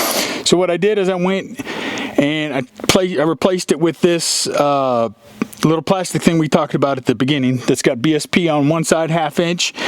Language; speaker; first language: English; native; English